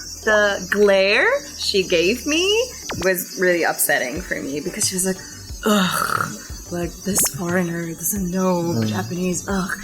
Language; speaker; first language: English; non-native, fluent; Persian